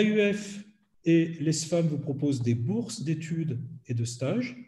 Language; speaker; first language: French; native; French